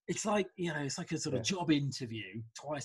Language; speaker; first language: English; native; English